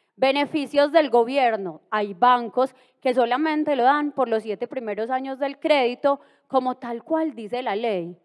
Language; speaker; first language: Spanish; native; Spanish